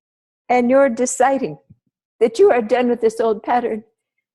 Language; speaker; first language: English; native; English